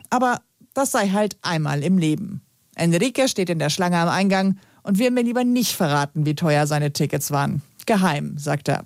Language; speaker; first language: German; native; German